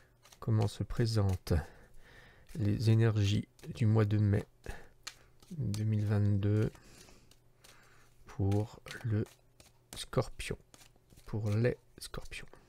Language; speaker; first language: French; native; French